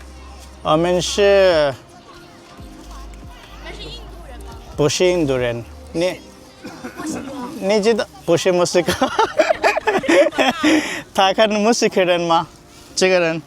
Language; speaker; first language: Chinese; non-native, learner; Bangla